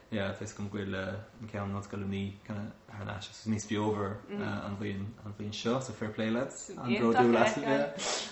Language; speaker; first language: Irish; non-native, local second language; English